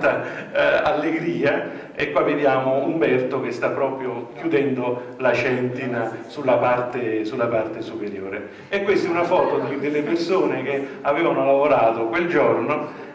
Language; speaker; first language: Italian; native; Italian